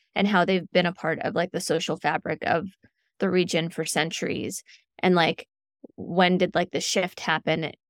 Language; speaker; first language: English; native; English